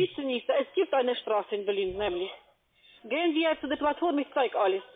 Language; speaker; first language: German; non-native, fluent; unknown